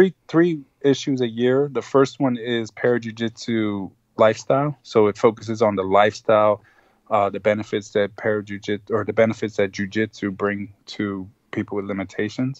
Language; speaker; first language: English; non-native, fluent; Spanish